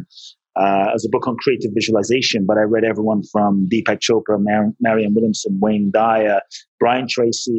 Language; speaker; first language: English; native; English